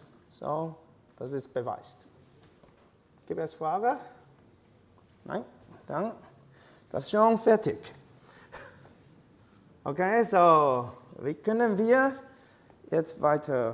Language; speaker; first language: German; non-native, fluent; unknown